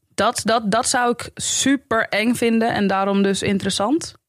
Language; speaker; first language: Dutch; native; Dutch